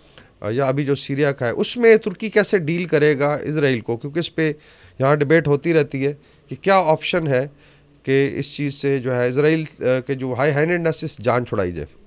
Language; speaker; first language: Urdu; native; Urdu